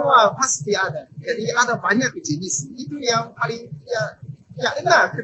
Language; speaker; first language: Indonesian; non-native, learner; Japanese